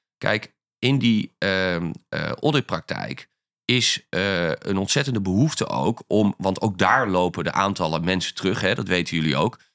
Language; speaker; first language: Dutch; native; Dutch